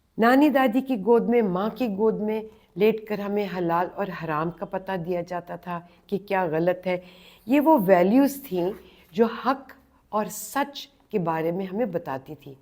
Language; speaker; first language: Urdu; native; Urdu